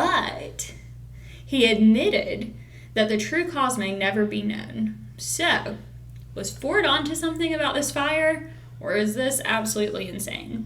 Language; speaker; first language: English; native; English